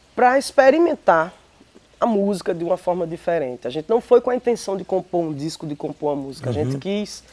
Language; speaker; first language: Portuguese; native; Portuguese